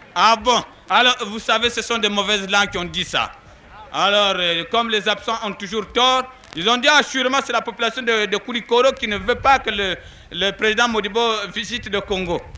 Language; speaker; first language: French; non-native, local second language; Kongo